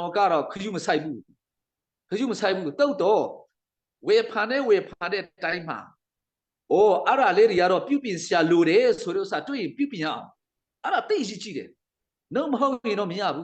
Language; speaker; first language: Burmese; non-native, local second language; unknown